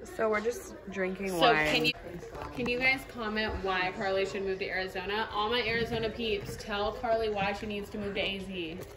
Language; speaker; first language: English; native; English